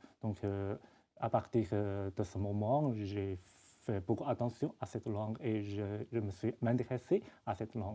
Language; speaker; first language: French; non-native, fluent; Chinese